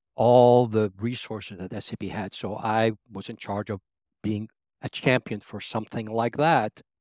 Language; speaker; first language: English; early bilingual, other home language; Arabic